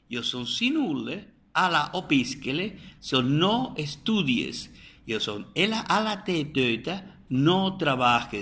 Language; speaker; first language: Finnish; non-native, fluent; Spanish